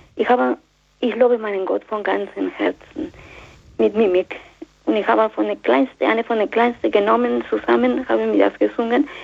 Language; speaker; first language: German; non-native, fluent; Spanish